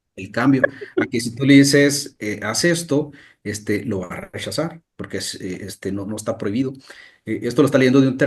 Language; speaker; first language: Spanish; native; Spanish